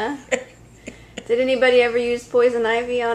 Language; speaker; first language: English; native; English